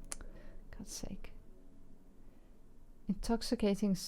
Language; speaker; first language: English; native; English